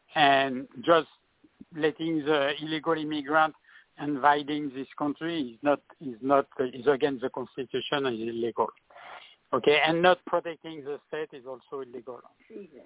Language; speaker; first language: English; non-native, fluent; French